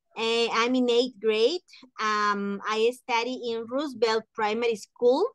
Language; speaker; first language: English; non-native, fluent; Spanish